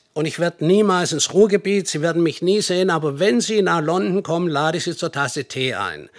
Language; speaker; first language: German; native; German